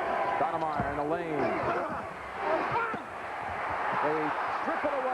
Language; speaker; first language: English; native; English